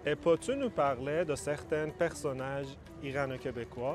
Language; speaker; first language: French; non-native, fluent; Persian